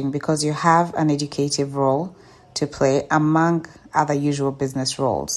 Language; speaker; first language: English; non-native, local second language; Ganda